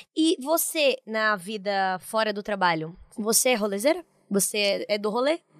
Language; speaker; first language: Portuguese; native; Portuguese